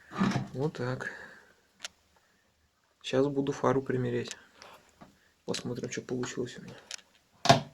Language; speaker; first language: Russian; native; Russian